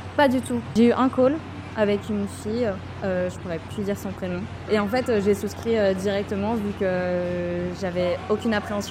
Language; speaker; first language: French; native; French